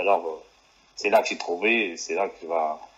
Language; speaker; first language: French; non-native, fluent; Portuguese